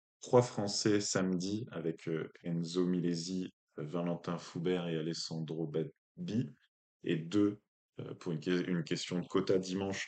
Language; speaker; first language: French; native; French